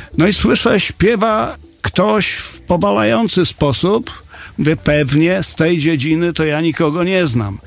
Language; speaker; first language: Polish; native; Polish